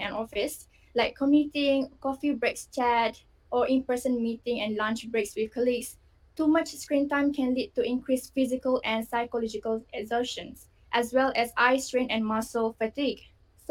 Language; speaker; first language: English; non-native, local second language; Malay